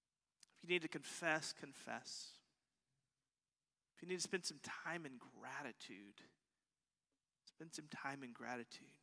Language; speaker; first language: English; native; English